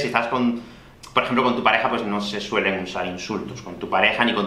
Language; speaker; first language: Spanish; native; Spanish